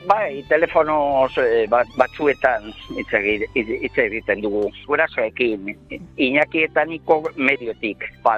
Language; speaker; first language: Basque; non-native, local second language; Spanish